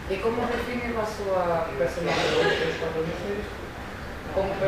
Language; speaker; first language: Spanish; non-native, learner; Portuguese